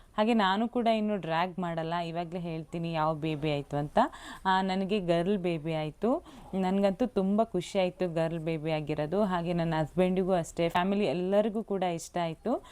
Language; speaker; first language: Kannada; native; Kannada